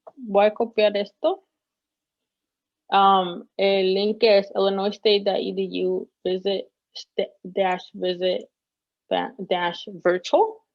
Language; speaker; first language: Spanish; early bilingual, heritage; Spanish